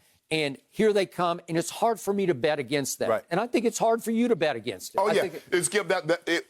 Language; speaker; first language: English; native; English